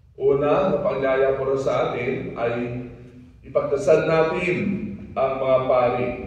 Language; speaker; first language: Filipino; non-native, local second language; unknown